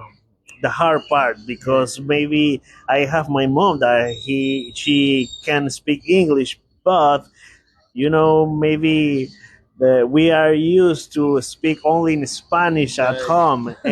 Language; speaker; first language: English; non-native, learner; Spanish